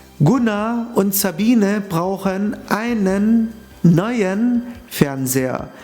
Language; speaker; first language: German; non-native, fluent; Turkish